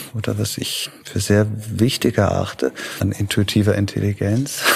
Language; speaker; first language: German; native; German